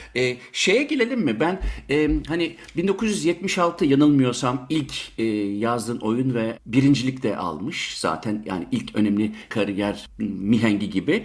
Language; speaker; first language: Turkish; native; Turkish